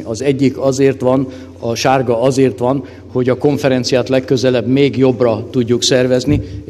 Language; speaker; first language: Hungarian; native; Hungarian